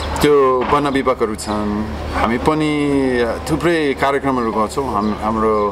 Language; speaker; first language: Nepali; non-native, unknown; English